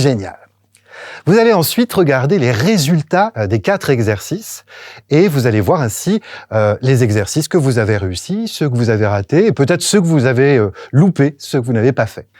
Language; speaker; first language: French; native; French